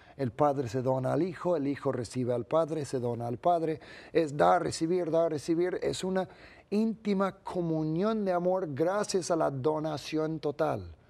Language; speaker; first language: Spanish; non-native, fluent; English